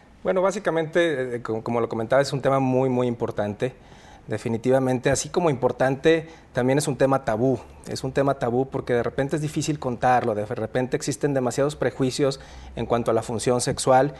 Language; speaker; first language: Spanish; native; Spanish